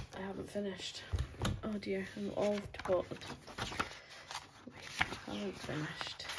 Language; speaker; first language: English; native; English